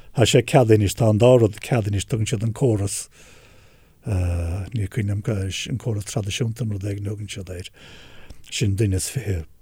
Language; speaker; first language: Irish; native; Irish